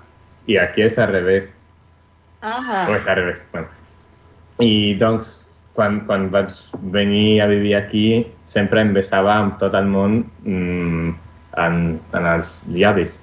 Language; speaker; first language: Catalan; non-native, learner; Italian